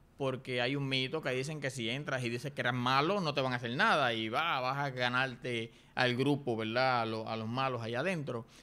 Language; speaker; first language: Spanish; native; Spanish